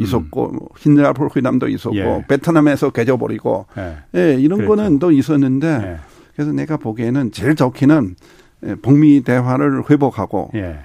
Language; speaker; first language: Korean; non-native, fluent; Chinese